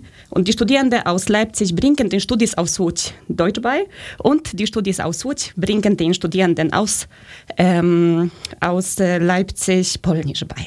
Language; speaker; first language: German; early bilingual, other home language; Polish